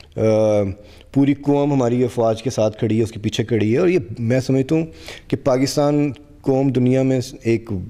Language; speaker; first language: Urdu; non-native, local second language; Punjabi